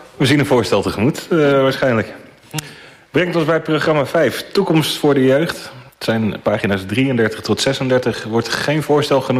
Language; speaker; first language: Dutch; native; Dutch